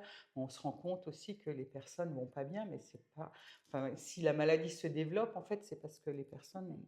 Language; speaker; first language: French; native; French